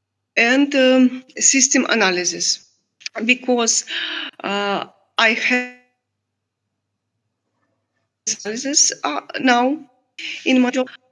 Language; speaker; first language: English; non-native, learner; Russian